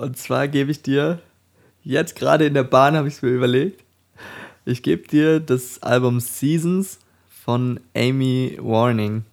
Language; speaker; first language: German; native; German